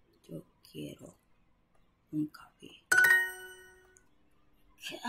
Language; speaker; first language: Spanish; non-native, learner; Japanese